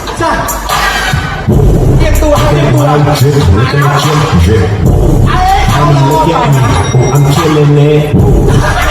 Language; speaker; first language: Thai; native; Thai